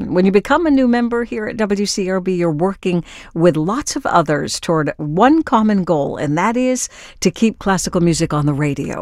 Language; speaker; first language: English; native; English